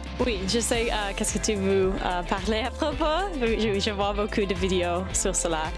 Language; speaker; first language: French; non-native, learner; English